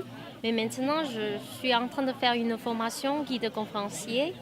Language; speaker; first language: French; non-native, fluent; Chinese